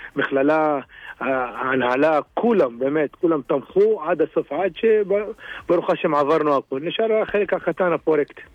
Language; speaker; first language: Hebrew; non-native, local second language; Arabic